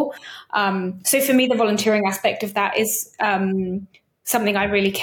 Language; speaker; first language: English; native; English